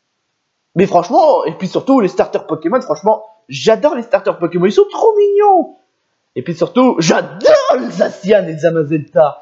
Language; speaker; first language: French; native; French